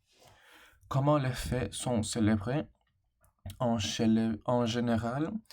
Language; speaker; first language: French; non-native, learner; English